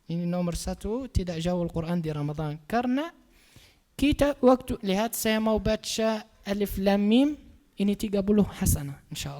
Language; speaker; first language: Indonesian; non-native, learner; Arabic